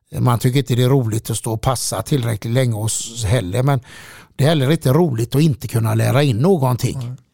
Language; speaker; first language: Swedish; native; Swedish